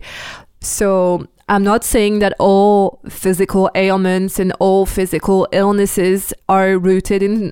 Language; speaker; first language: English; non-native, fluent; French